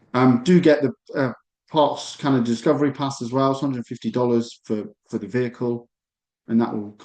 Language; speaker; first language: English; native; English